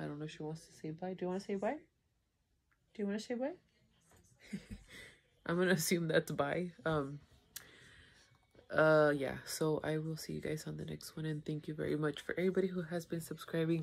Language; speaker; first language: English; early bilingual, other home language; Spanish